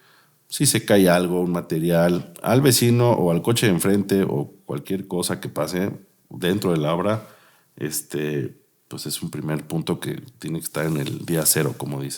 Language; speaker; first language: Spanish; native; Spanish